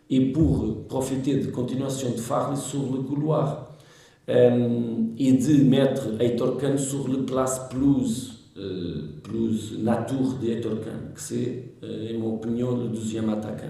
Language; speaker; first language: French; non-native, learner; Portuguese